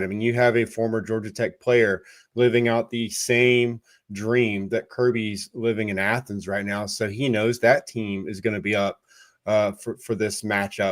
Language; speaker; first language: English; native; English